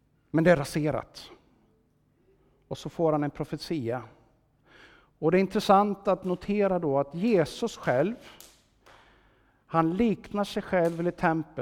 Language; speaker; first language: Swedish; native; Swedish